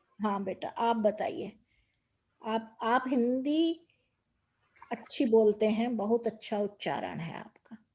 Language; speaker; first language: Hindi; native; Hindi